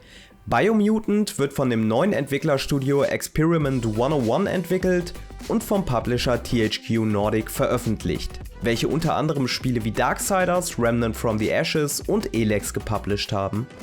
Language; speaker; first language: German; native; German